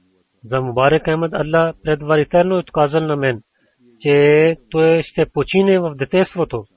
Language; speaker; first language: Bulgarian; non-native, learner; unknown